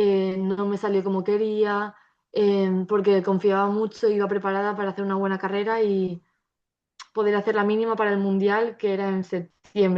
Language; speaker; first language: Spanish; native; Spanish